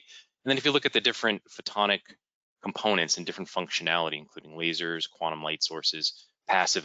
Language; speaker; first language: English; native; English